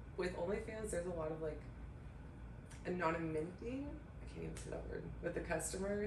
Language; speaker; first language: English; native; English